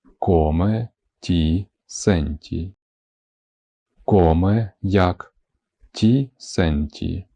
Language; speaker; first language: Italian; non-native, fluent; Ukrainian